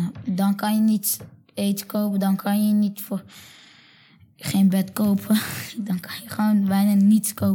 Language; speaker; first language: Dutch; non-native, learner; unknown